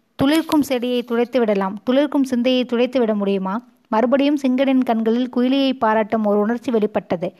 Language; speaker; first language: Tamil; native; Tamil